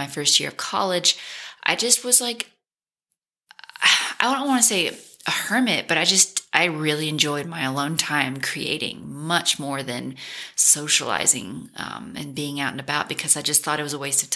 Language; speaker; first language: English; native; English